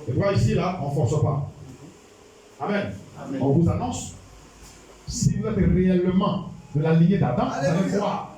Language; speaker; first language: French; non-native, local second language; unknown